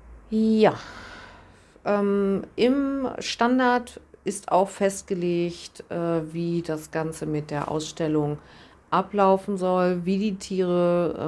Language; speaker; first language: German; native; German